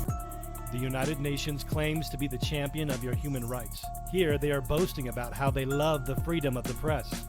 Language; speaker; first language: English; native; English